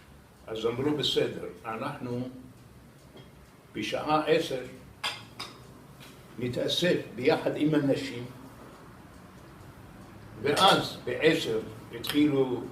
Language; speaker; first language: Hebrew; non-native, fluent; Arabic